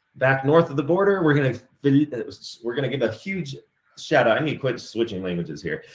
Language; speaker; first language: English; native; English